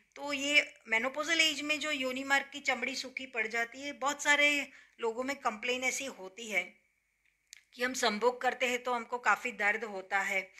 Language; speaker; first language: Hindi; non-native, local second language; Gujarati